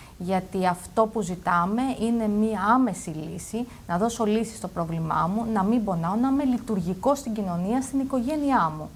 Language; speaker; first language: Greek; native; Greek